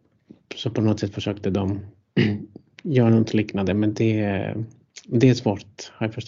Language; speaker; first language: Swedish; non-native, fluent; Greek